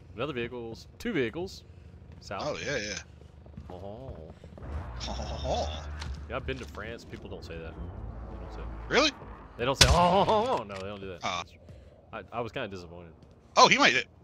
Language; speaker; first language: English; native; English